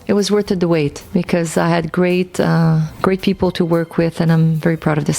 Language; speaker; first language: English; non-native, local second language; French